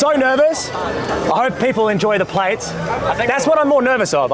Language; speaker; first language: English; native; English